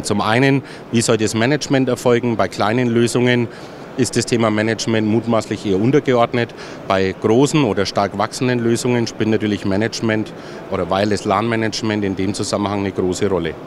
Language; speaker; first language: German; native; German